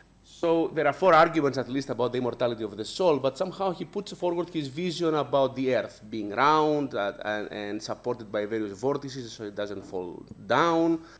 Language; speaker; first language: English; non-native, fluent; Greek